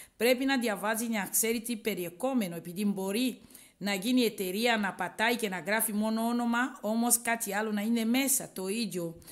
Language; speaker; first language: Greek; non-native, learner; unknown